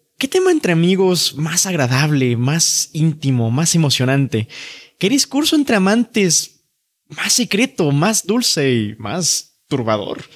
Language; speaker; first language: Spanish; native; Spanish